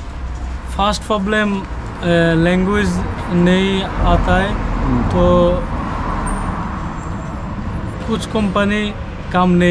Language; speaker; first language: Hindi; non-native, learner; Bangla